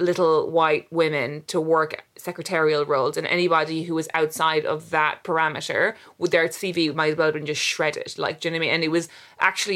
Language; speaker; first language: English; native; English